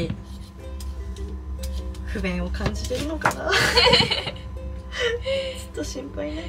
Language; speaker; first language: Japanese; native; Japanese